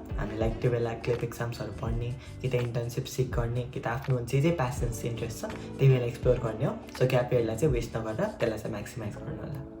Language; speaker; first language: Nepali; native; Nepali